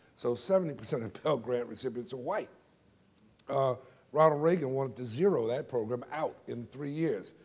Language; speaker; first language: English; native; English